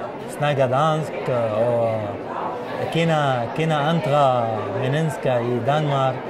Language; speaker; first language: Danish; non-native, learner; Arabic